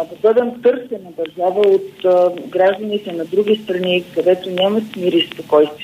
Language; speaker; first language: Bulgarian; native; Bulgarian